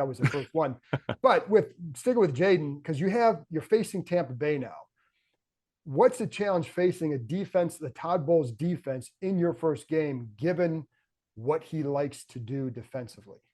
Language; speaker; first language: English; native; English